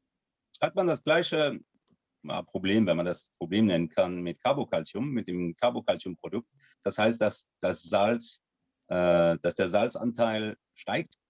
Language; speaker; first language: German; non-native, fluent; French